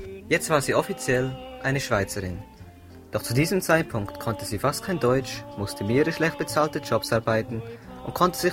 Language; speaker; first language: German; native; German